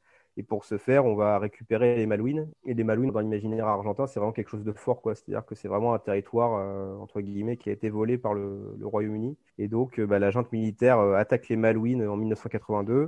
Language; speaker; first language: French; native; French